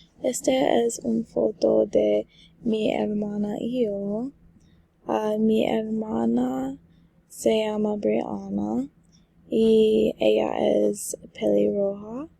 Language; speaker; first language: Spanish; non-native, learner; English